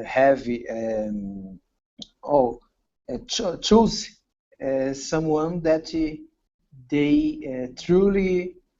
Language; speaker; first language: English; non-native, learner; Portuguese